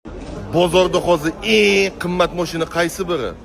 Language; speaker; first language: Uzbek; native; Uzbek